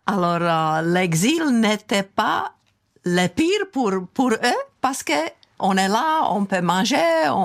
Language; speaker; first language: French; non-native, fluent; Czech